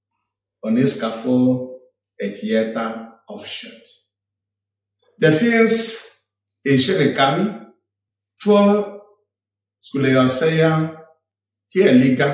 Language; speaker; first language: Swedish; non-native, fluent; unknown